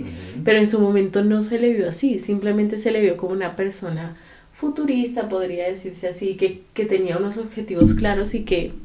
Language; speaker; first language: Spanish; native; Spanish